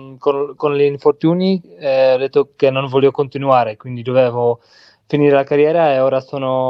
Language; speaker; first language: Italian; non-native, learner; Czech